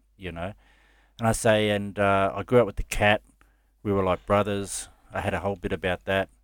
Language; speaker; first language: English; native; English